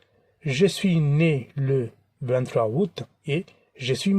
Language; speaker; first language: French; non-native, fluent; Tamil